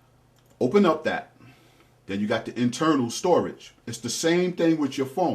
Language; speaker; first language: English; native; English